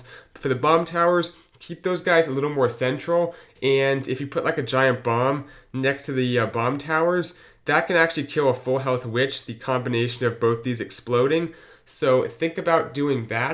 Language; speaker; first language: English; native; English